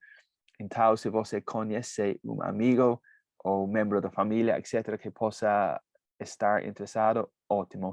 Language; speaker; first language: Portuguese; non-native, fluent; English